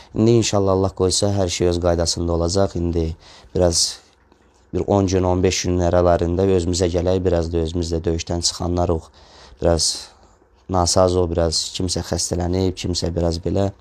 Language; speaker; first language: Azerbaijani; non-native, local second language; Russian